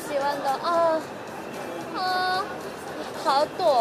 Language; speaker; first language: Chinese; non-native, learner; Korean